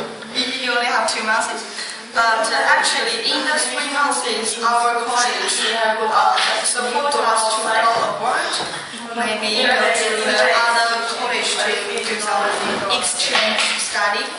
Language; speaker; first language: English; non-native, fluent; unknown